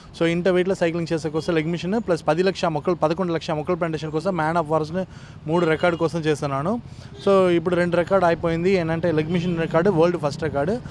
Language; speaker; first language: Telugu; non-native, learner; Tamil